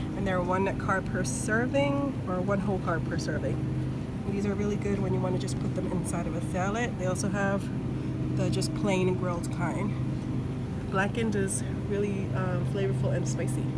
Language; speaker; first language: English; native; English